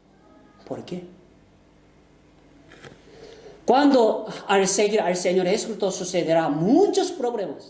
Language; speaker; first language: Spanish; non-native, fluent; Korean